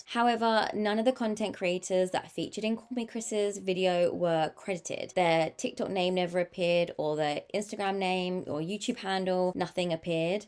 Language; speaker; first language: English; native; English